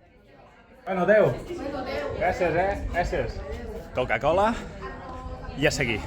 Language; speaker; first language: Catalan; native; Catalan